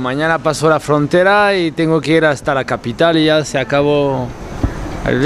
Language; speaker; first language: Spanish; non-native, learner; French